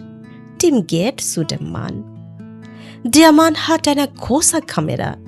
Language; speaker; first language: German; non-native, learner; Bangla